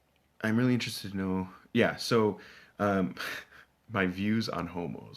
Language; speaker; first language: English; native; English